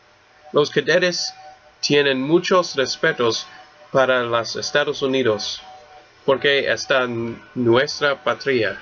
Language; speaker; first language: Spanish; non-native, learner; English